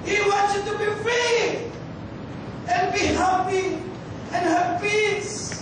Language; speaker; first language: English; non-native, local second language; Filipino